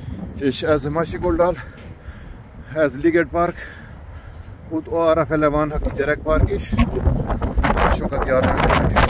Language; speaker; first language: Hungarian; non-native, learner; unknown